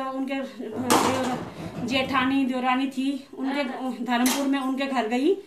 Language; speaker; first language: Hindi; non-native, local second language; Garhwali